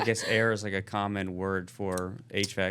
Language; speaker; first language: English; native; English